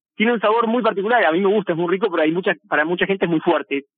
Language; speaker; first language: Spanish; native; Spanish